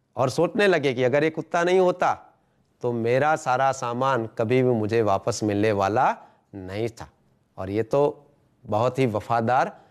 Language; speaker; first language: Hindi; non-native, local second language; Gujarati